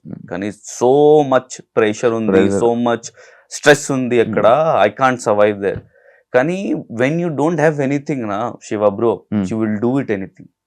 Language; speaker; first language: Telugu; non-native, local second language; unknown